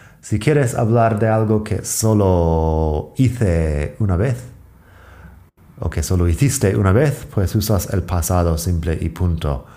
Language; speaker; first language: Spanish; non-native, fluent; English